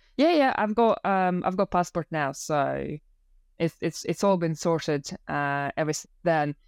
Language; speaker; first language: English; non-native, fluent; Russian